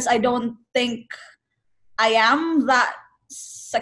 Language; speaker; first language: English; non-native, local second language; Cebuano